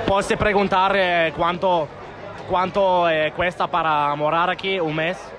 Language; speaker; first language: Portuguese; non-native, learner; Hebrew